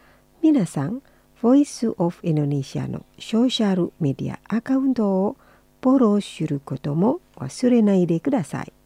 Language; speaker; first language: Japanese; non-native, fluent; Indonesian